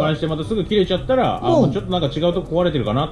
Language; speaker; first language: Japanese; native; Japanese